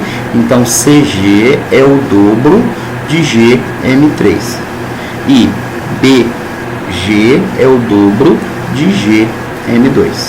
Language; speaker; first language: Portuguese; native; Portuguese